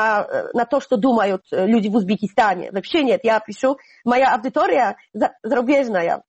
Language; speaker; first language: Russian; non-native, fluent; Polish